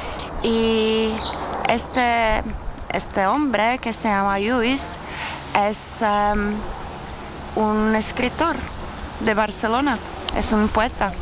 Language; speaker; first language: Spanish; non-native, fluent; Czech